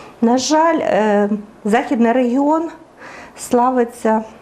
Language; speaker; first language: Ukrainian; native; Ukrainian